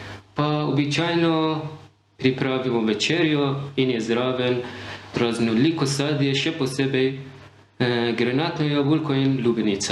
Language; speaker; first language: Slovenian; non-native, learner; Persian